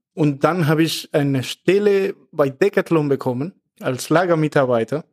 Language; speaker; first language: German; non-native, fluent; Spanish